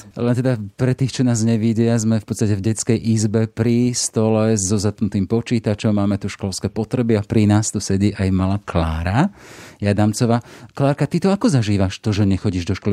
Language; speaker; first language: Slovak; native; Slovak